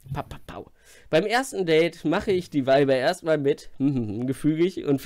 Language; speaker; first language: German; native; German